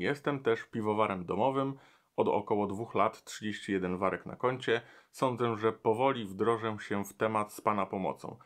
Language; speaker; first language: Polish; native; Polish